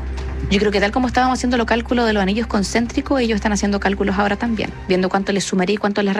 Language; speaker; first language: Spanish; native; Spanish